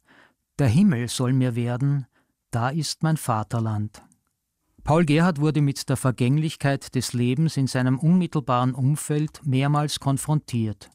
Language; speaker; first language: German; native; German